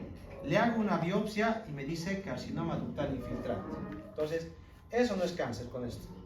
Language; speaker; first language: Spanish; native; Spanish